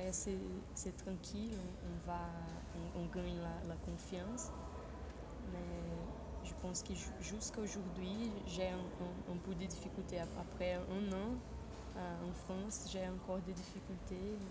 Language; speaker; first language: French; non-native, fluent; Portuguese